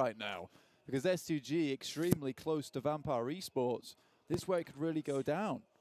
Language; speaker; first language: English; native; English